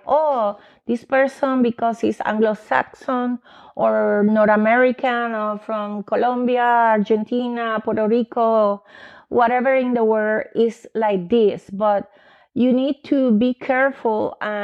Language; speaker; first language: English; non-native, fluent; Spanish